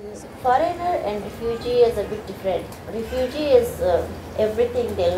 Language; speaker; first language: English; non-native, learner; Persian